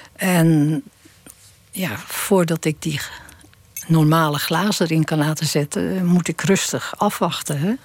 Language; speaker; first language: Dutch; native; Dutch